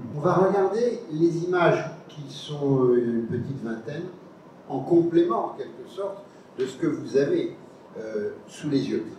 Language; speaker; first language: French; native; French